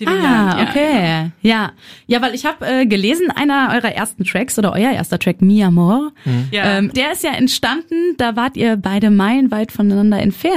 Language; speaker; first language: German; native; German